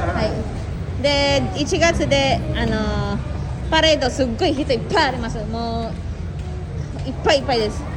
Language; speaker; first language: Japanese; non-native, fluent; Filipino